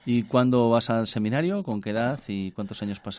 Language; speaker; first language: Spanish; native; Spanish